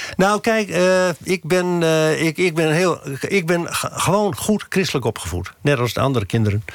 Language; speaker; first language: Dutch; native; Dutch